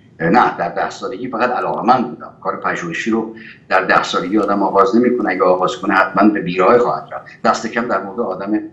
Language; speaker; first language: Persian; native; Persian